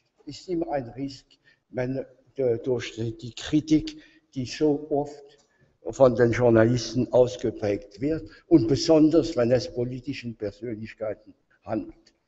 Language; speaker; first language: German; non-native, fluent; French